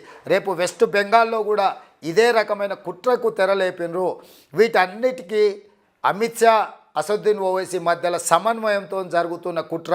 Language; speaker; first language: Telugu; native; Telugu